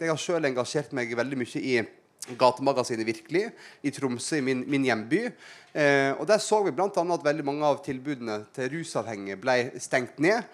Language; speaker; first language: Norwegian; native; Norwegian